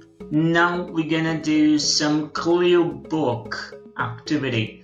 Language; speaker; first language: English; non-native, fluent; Portuguese